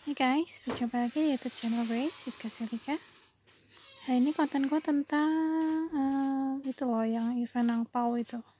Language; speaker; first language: Indonesian; native; Indonesian